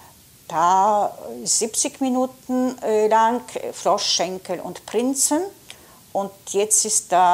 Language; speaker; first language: German; non-native, fluent; Polish